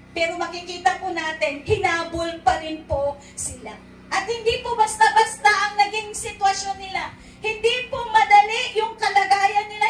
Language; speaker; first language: Filipino; non-native, local second language; Cebuano